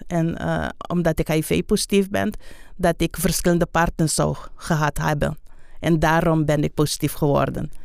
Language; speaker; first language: Dutch; non-native, local second language; Papiamento